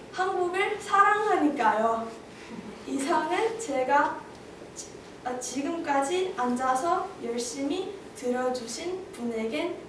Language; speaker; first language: Korean; non-native, learner; Chinese